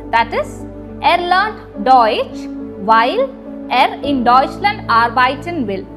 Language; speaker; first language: German; non-native, fluent; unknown